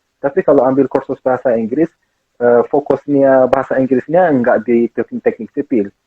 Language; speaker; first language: Indonesian; non-native, fluent; Persian